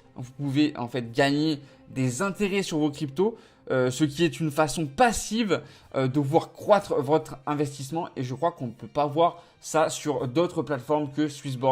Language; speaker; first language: French; native; French